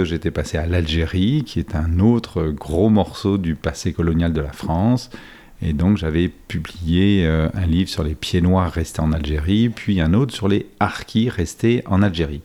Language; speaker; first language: French; native; French